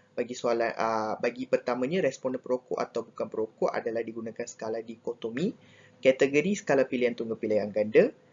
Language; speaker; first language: Malay; non-native, local second language; Tamil